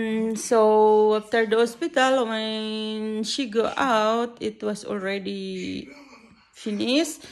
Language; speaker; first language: English; non-native, learner; Filipino